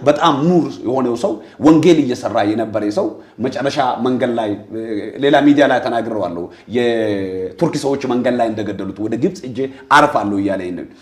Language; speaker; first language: Amharic; non-native, local second language; Oromo